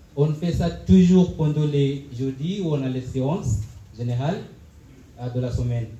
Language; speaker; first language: French; non-native, fluent; Swahili